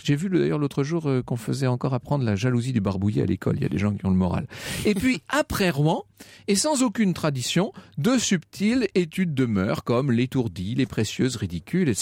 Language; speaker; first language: French; native; French